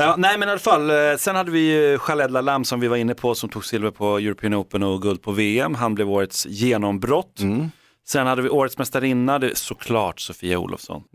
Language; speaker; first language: Swedish; native; Swedish